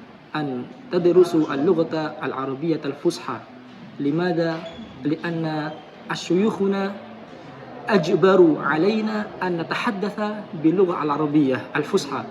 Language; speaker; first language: Arabic; non-native, fluent; Indonesian